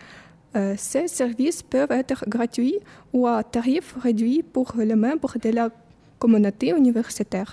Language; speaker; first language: French; non-native, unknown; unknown